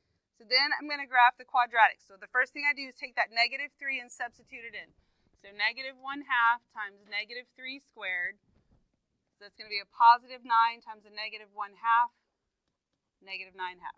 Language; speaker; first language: English; native; English